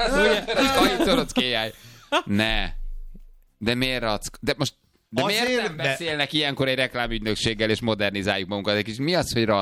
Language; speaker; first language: Hungarian; native; Hungarian